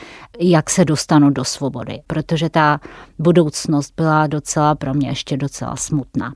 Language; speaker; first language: Czech; non-native, fluent; Russian